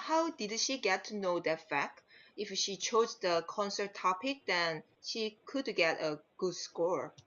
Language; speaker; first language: English; non-native, learner; Korean